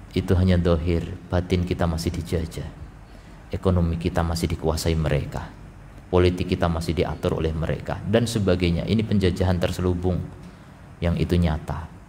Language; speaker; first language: Indonesian; native; Indonesian